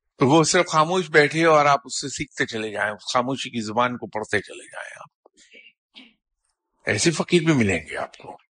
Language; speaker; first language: Urdu; native; Urdu